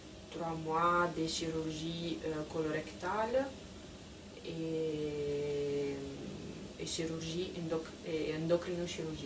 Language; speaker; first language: French; non-native, fluent; Italian